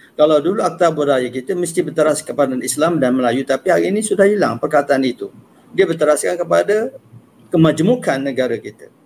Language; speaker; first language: Malay; native; Malay